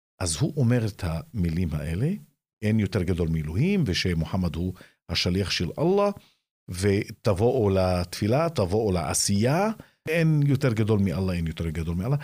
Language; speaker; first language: Hebrew; non-native, local second language; Arabic